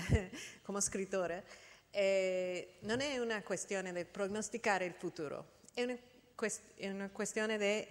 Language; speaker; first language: Italian; non-native, fluent; English